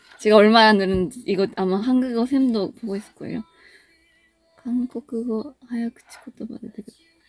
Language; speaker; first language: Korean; non-native, fluent; Japanese